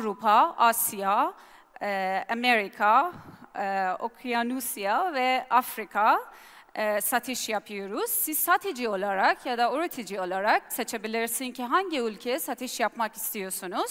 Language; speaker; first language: Turkish; non-native, learner; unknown